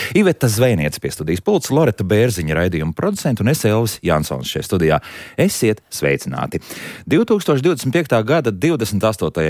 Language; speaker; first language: Latvian; native; Latvian